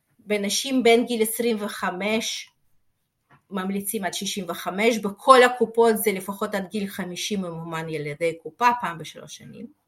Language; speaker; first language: Hebrew; non-native, fluent; Russian